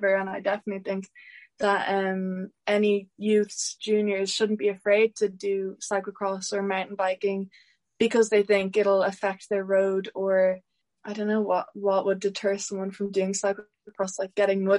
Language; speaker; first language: English; native; English